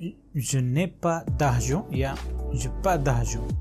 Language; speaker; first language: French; non-native, learner; Hindi